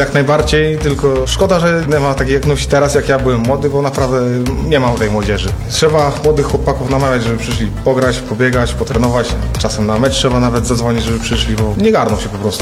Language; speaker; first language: Polish; native; Polish